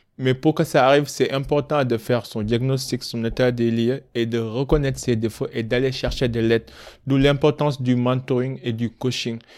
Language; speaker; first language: French; non-native, local second language; Wolof